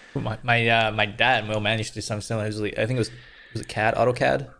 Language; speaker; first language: English; native; English